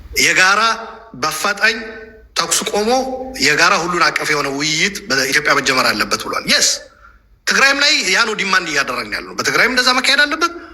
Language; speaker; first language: Amharic; non-native, local second language; Tigrinya